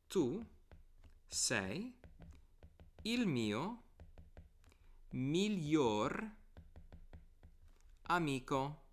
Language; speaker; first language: Italian; non-native, fluent; English